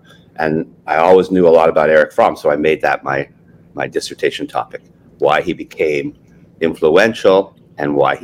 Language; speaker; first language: English; native; English